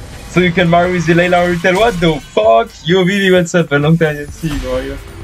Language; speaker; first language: English; non-native, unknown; French